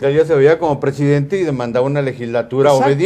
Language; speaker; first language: Spanish; native; Spanish